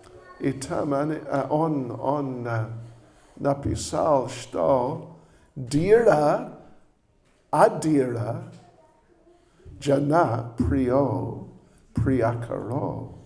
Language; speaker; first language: Russian; non-native, learner; English